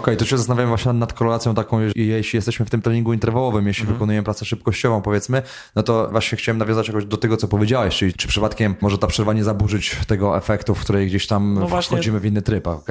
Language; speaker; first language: Polish; native; Polish